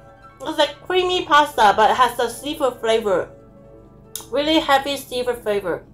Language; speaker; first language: English; non-native, local second language; Cantonese